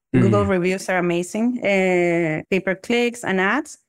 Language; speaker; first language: English; non-native, fluent; Spanish